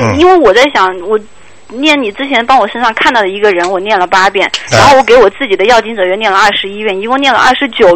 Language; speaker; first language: Chinese; native; Chinese